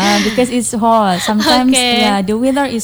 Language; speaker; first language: English; non-native, learner; Indonesian